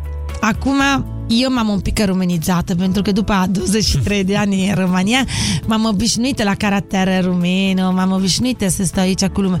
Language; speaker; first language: Romanian; non-native, fluent; Italian